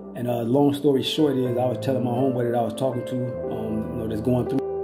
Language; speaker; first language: English; native; English